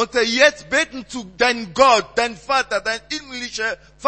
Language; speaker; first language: German; non-native, learner; French